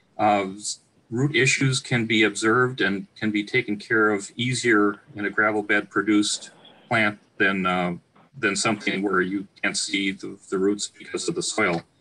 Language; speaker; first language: English; native; English